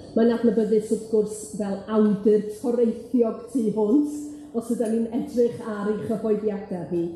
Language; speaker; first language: Welsh; native; Welsh